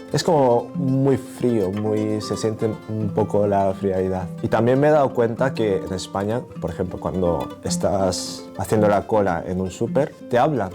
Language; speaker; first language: Spanish; non-native, fluent; Japanese